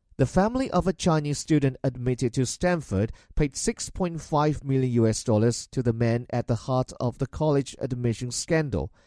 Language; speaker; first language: English; non-native, fluent; Chinese